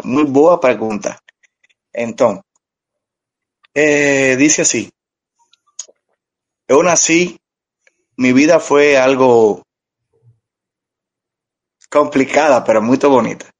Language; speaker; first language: Portuguese; non-native, learner; Spanish